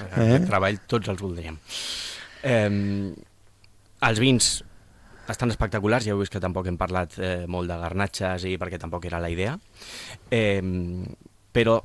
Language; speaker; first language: Catalan; native; Catalan